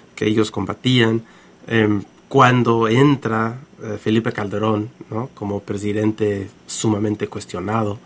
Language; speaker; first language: Spanish; non-native, fluent; English